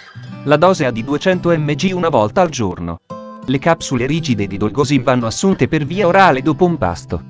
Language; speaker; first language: Italian; native; Italian